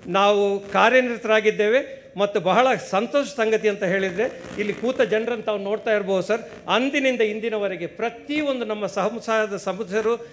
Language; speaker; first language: Kannada; non-native, local second language; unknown